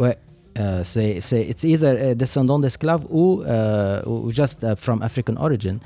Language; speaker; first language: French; non-native, learner; Arabic